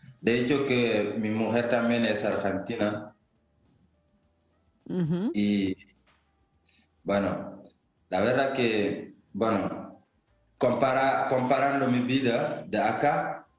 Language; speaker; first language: Spanish; non-native, fluent; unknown